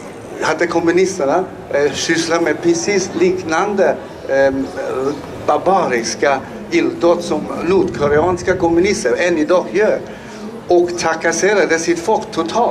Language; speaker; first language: Swedish; non-native, fluent; Chinese